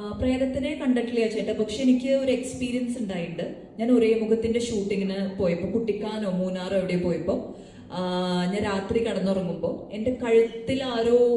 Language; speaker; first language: Malayalam; native; Malayalam